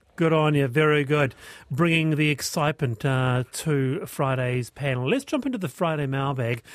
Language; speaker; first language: English; native; English